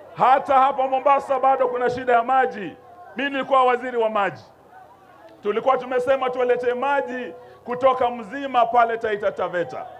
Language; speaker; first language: Swahili; non-native, local second language; Luyia